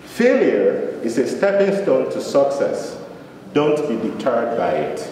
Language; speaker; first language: English; non-native, local second language; Yoruba